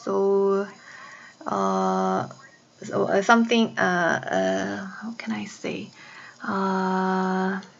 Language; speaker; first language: English; non-native, learner; Korean